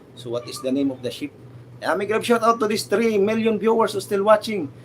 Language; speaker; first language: English; non-native, local second language; Filipino